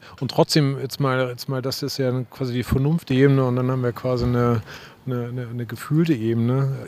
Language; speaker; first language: German; native; German